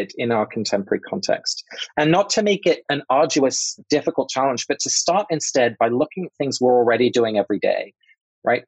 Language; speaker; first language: English; native; English